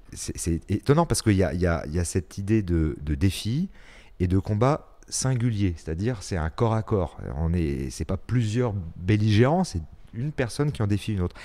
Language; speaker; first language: French; native; French